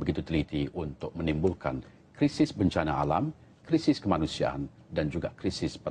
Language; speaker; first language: Malay; native; Malay